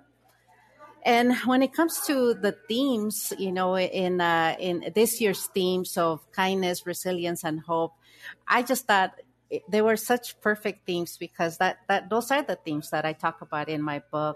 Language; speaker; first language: English; early bilingual, other home language; Spanish